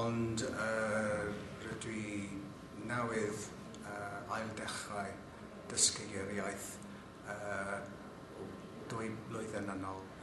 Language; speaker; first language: Welsh; non-native, local second language; English